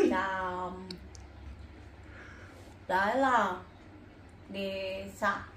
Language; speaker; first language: Indonesian; non-native, learner; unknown